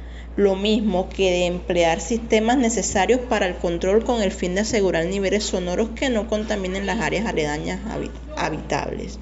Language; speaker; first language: Spanish; native; Spanish